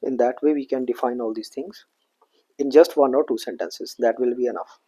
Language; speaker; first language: English; non-native, local second language; Punjabi